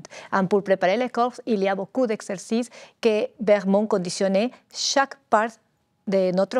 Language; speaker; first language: French; non-native, learner; Spanish